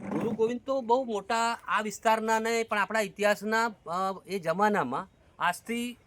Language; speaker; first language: Gujarati; native; Gujarati